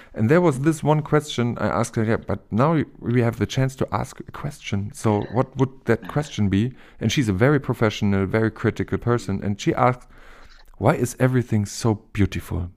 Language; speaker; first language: English; non-native, fluent; German